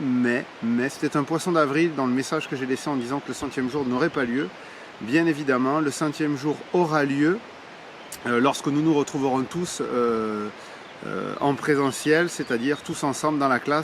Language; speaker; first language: French; native; French